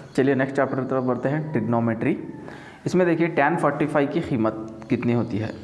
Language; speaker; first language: Hindi; non-native, local second language; Urdu